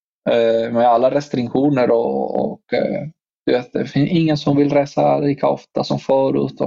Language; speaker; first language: Swedish; non-native, fluent; Spanish